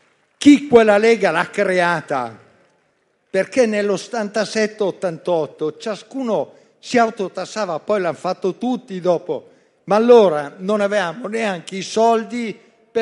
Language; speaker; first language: Italian; native; Italian